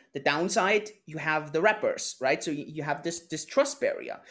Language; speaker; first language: English; non-native, fluent; German